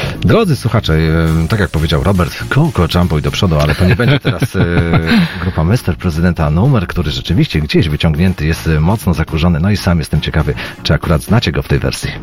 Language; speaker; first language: Polish; native; Polish